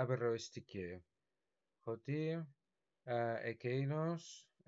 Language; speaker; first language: Greek; non-native, learner; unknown